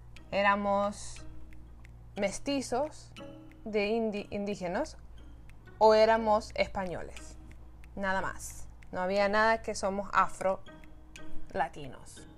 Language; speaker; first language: Spanish; early bilingual, heritage; Spanish